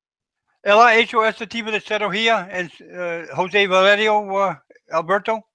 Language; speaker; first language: Spanish; non-native, learner; English